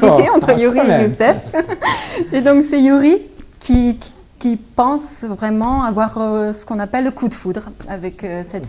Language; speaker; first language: French; native; French